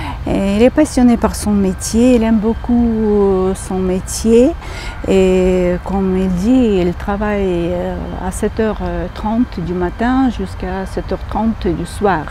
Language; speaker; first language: French; non-native, fluent; Ukrainian